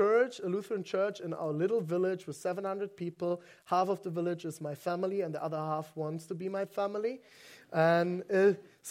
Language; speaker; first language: English; non-native, fluent; German